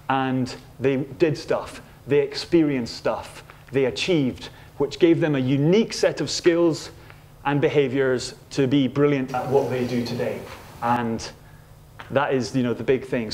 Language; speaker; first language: English; native; English